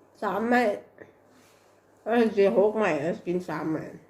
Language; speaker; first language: Dutch; non-native, learner; Thai